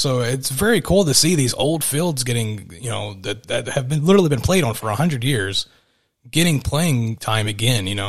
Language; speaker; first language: English; native; English